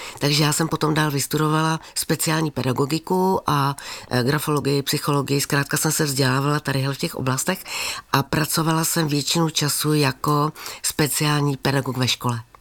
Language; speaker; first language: Czech; native; Czech